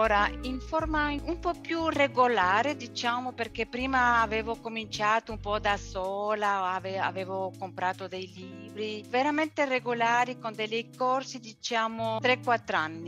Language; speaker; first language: Italian; non-native, fluent; Spanish